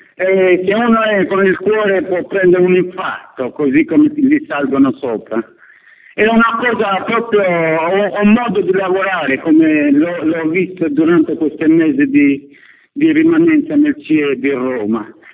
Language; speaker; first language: Italian; non-native, fluent; Albanian